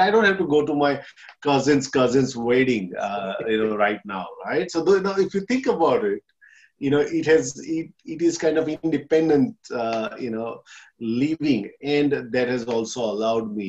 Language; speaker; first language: English; non-native, local second language; Gujarati